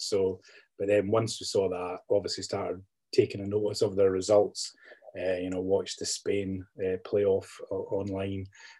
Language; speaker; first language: English; native; English